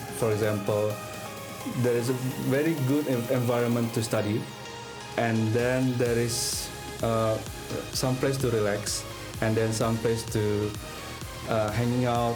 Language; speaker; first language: English; non-native, learner; Indonesian